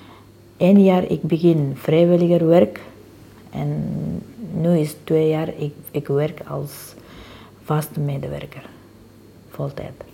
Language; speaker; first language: Dutch; non-native, learner; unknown